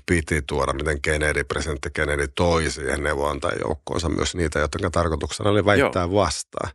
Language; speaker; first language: Finnish; native; Finnish